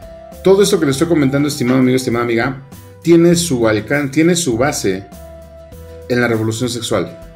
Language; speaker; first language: Spanish; native; Spanish